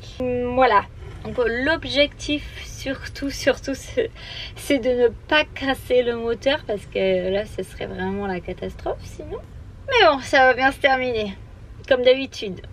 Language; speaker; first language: French; native; French